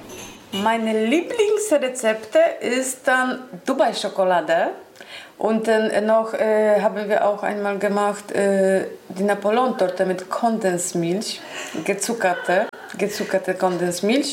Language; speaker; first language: German; non-native, learner; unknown